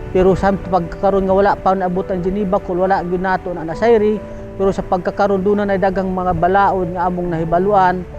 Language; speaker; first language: Cebuano; non-native, local second language; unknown